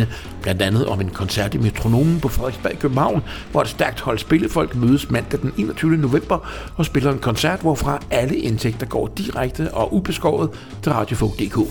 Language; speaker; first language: Danish; native; Danish